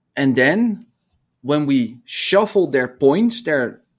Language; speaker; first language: English; non-native, fluent; Dutch